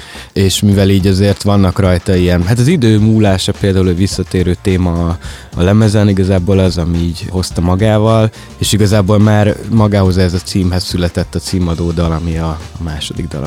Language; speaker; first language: Hungarian; native; Hungarian